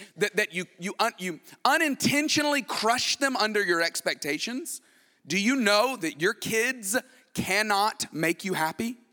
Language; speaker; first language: English; native; English